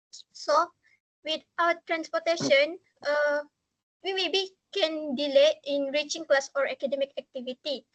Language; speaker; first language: English; non-native, learner; Malay